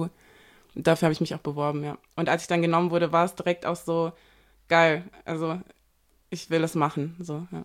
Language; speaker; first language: German; native; German